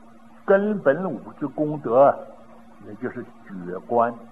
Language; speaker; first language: Chinese; native; Chinese